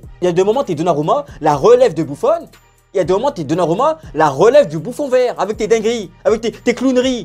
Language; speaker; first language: French; native; French